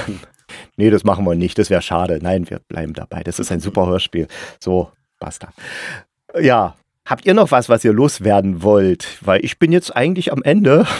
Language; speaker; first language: German; native; German